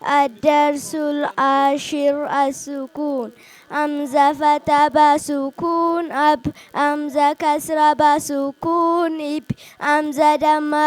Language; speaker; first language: Arabic; non-native, learner; Oromo